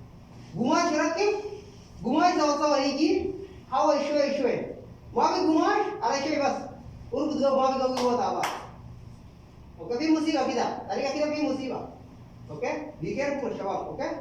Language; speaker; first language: Arabic; non-native, learner; Hindi